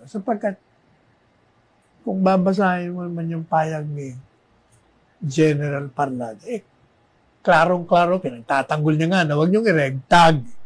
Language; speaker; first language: Filipino; native; Filipino